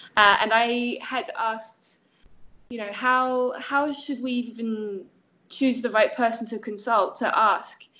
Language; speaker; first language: English; non-native, fluent; French